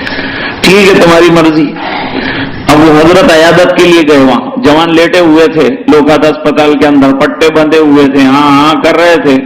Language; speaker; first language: Urdu; native; Urdu